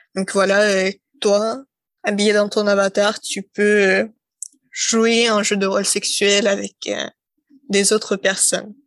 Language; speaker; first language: French; non-native, fluent; Russian